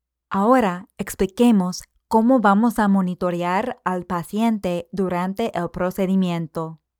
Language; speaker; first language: Spanish; non-native, fluent; English